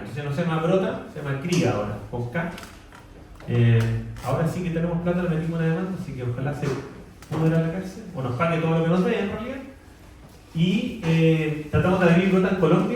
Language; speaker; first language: Spanish; native; Spanish